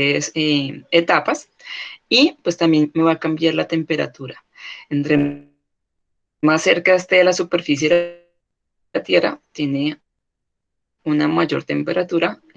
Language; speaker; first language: Spanish; native; Spanish